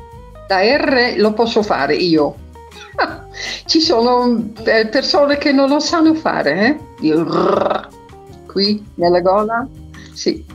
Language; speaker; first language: Italian; non-native, fluent; Dutch